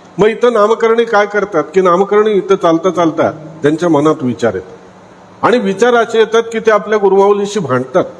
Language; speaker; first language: Marathi; native; Marathi